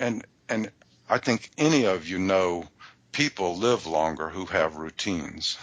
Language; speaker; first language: English; native; English